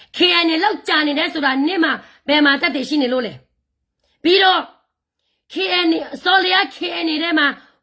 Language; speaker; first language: Burmese; non-native, local second language; Karen languages